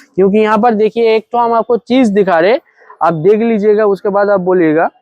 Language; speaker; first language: Hindi; non-native, local second language; Bangla